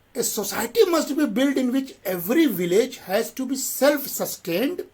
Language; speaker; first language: English; non-native, local second language; Hindi